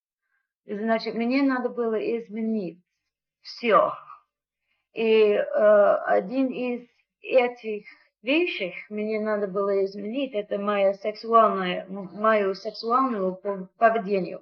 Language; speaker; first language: Russian; non-native, learner; English